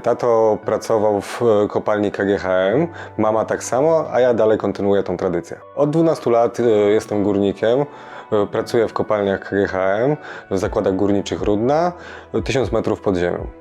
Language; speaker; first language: Polish; native; Polish